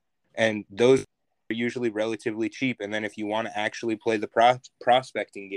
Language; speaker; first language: English; native; English